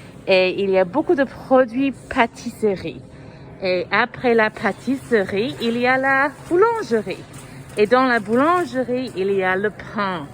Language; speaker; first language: French; non-native, fluent; English